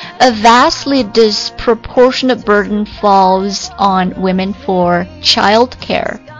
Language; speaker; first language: English; non-native, fluent; Chinese